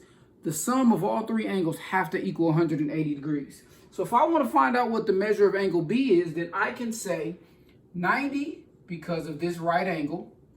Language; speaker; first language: English; native; English